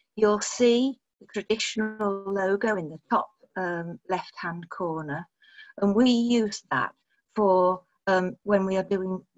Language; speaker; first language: English; native; English